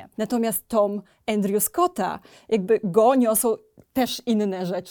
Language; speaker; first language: Polish; native; Polish